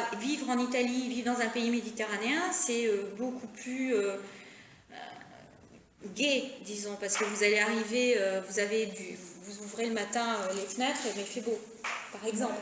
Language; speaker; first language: French; early bilingual, other home language; Italian